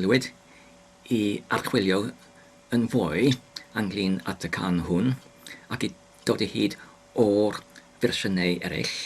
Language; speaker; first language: Welsh; non-native, learner; English